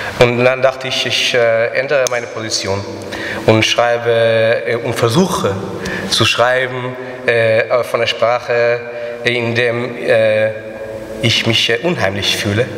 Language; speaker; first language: German; non-native, fluent; Hebrew